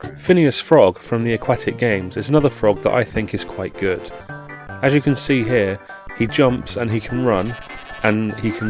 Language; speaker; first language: English; native; English